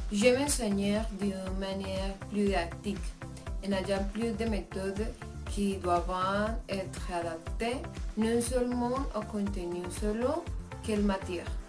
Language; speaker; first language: French; non-native, learner; Spanish